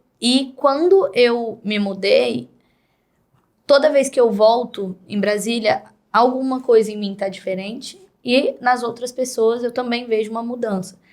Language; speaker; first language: Portuguese; native; Portuguese